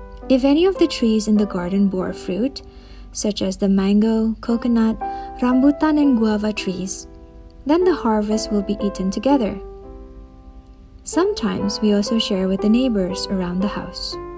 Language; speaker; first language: English; non-native, fluent; Indonesian